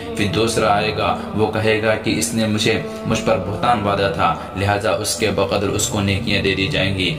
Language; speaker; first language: Urdu; native; Urdu